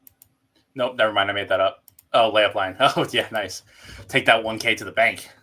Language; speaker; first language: English; native; English